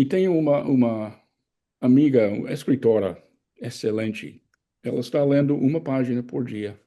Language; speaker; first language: Portuguese; non-native, fluent; English